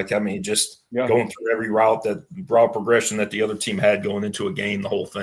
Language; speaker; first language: English; native; English